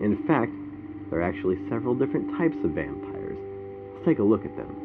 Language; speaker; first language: English; native; English